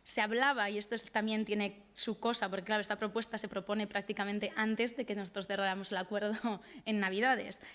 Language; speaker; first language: Spanish; native; Spanish